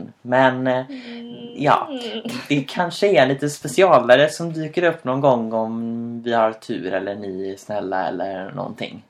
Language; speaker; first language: Swedish; native; Swedish